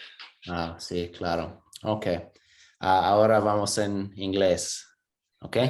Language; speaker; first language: Spanish; non-native, fluent; English